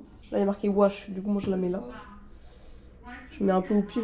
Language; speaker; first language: French; native; French